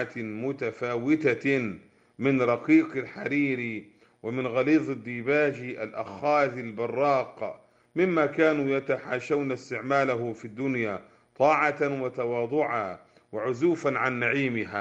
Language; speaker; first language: Arabic; native; Arabic